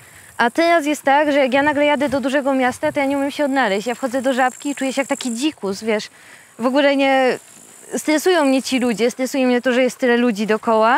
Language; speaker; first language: Polish; native; Polish